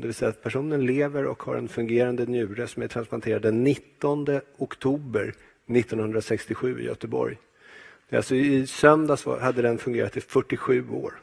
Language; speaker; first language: Swedish; native; Swedish